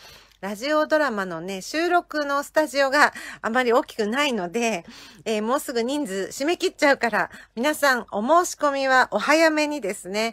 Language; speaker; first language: Japanese; native; Japanese